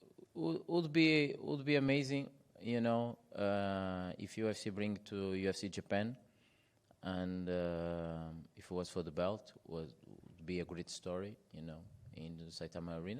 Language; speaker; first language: English; non-native, fluent; Portuguese